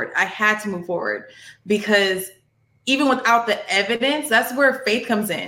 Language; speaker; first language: English; native; English